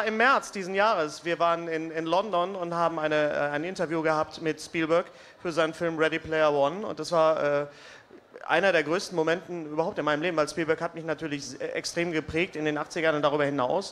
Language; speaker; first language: German; native; German